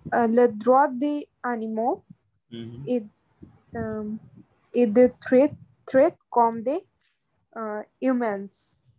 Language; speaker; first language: French; non-native, learner; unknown